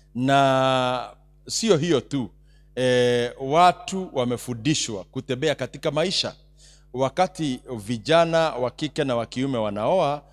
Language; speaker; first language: Swahili; non-native, local second language; Kikuyu